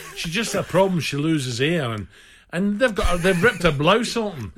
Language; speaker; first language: English; native; English